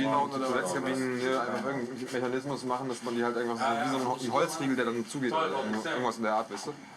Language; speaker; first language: German; native; German